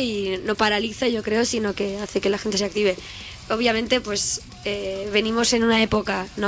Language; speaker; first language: Spanish; non-native, local second language; Catalan